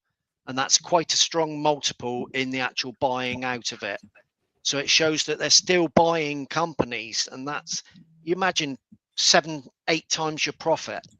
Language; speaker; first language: English; native; English